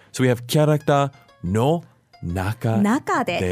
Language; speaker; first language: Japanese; non-native, fluent; English